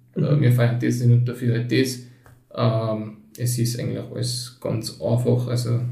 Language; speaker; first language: German; early bilingual, other home language; Turkish